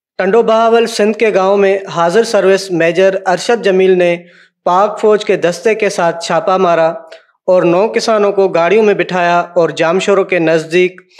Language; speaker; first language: Urdu; non-native, local second language; Sindhi